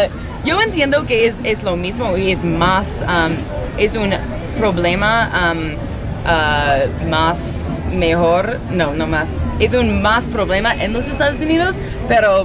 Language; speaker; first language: Spanish; non-native, learner; English